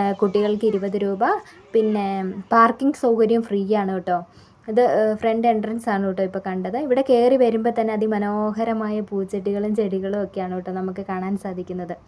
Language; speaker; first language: Malayalam; native; Malayalam